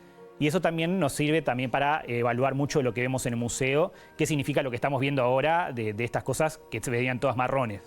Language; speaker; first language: Spanish; native; Spanish